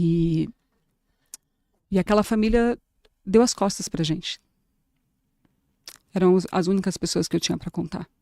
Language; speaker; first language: Portuguese; native; Portuguese